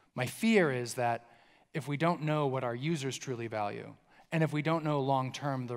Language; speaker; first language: English; native; English